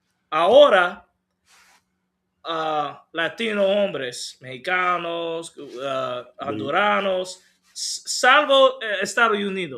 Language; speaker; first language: Spanish; non-native, learner; English